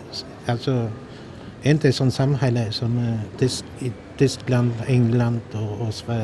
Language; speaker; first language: Swedish; non-native, fluent; Polish